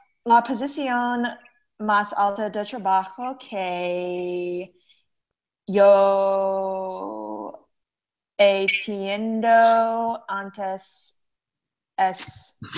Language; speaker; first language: Spanish; non-native, learner; English